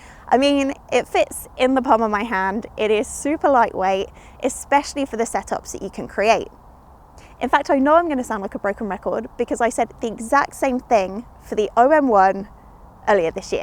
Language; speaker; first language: English; native; English